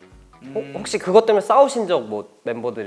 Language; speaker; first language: Korean; native; Korean